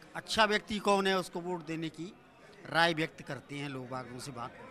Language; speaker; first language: Hindi; native; Hindi